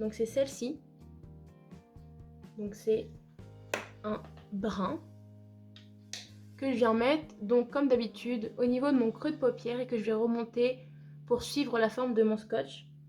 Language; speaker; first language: French; native; French